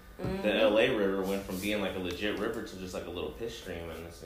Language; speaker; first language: English; early bilingual, other home language; Spanish